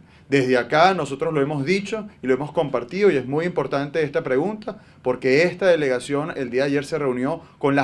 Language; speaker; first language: Spanish; native; Spanish